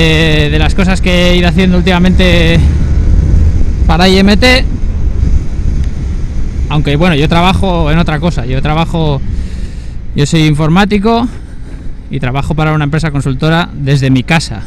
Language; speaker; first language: Spanish; native; Spanish